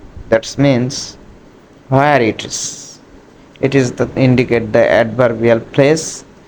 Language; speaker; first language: English; non-native, local second language; Bangla